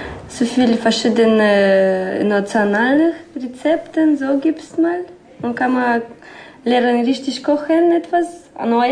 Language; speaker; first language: German; non-native, learner; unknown